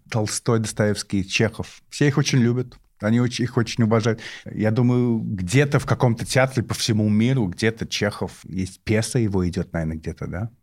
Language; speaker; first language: Russian; non-native, fluent; English